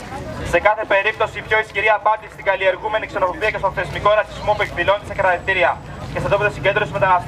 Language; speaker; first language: Greek; native; Greek